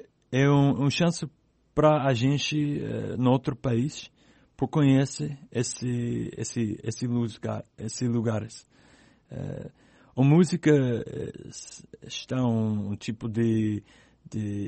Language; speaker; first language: Portuguese; non-native, learner; English